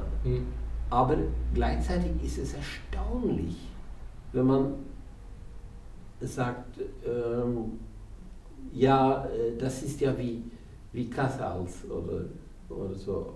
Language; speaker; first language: German; non-native, fluent; Norwegian